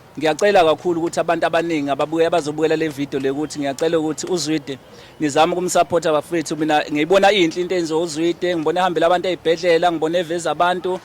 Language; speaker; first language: Zulu; native; Zulu